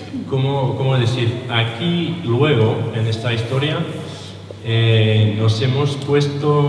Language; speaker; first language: Spanish; non-native, learner; French